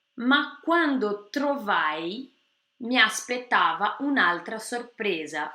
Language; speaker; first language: Italian; non-native, fluent; Portuguese